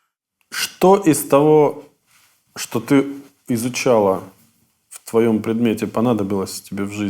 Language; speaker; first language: Russian; native; Russian